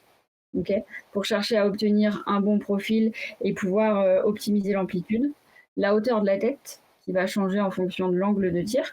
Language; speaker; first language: French; native; French